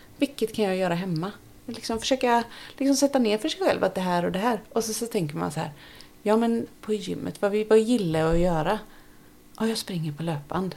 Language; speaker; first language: Swedish; native; Swedish